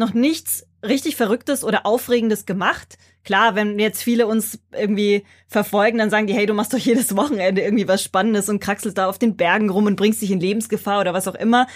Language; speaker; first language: German; native; German